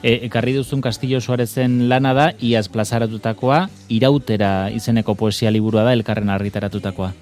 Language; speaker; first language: Basque; native; Basque